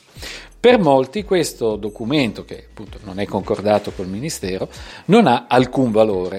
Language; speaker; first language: Italian; native; Italian